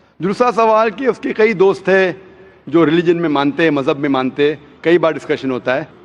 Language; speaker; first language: Hindi; non-native, local second language; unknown